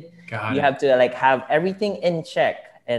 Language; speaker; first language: English; non-native, local second language; Filipino